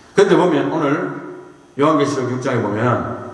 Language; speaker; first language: Korean; native; Korean